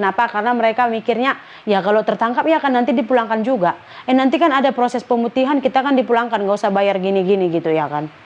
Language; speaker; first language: Indonesian; native; Indonesian